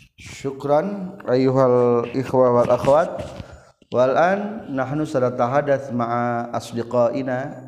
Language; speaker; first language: Arabic; non-native, learner; Indonesian